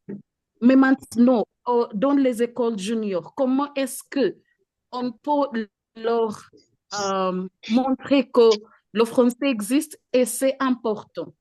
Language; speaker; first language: French; non-native, fluent; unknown